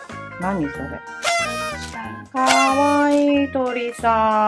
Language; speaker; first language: Japanese; native; Japanese